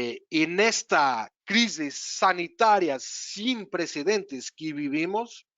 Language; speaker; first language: Spanish; non-native, fluent; Portuguese